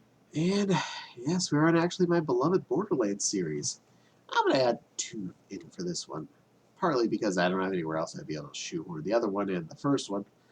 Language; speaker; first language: English; native; English